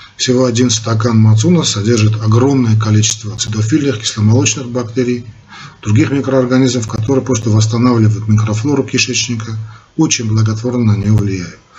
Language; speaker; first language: Russian; non-native, local second language; Armenian